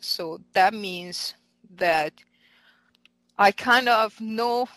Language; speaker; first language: English; non-native, fluent; Italian